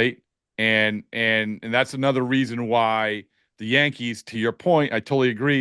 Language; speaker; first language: English; native; English